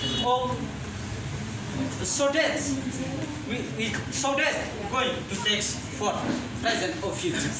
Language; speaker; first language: English; non-native, learner; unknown